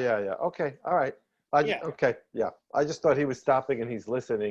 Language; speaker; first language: English; native; English